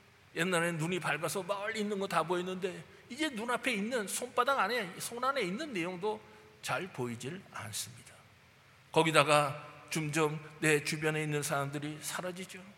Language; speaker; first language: Korean; native; Korean